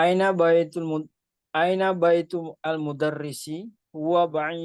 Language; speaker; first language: Arabic; non-native, learner; Indonesian